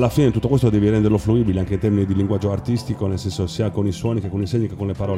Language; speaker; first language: Italian; native; Italian